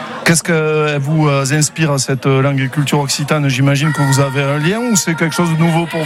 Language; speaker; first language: French; native; French